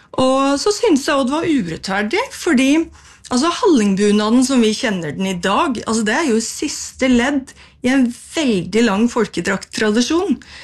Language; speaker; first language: Norwegian; native; Norwegian